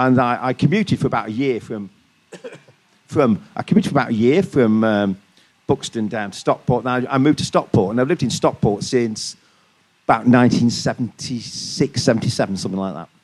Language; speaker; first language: English; native; English